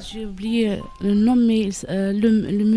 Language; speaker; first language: French; non-native, learner; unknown